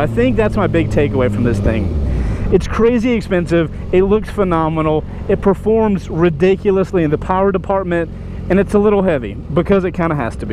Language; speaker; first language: English; native; English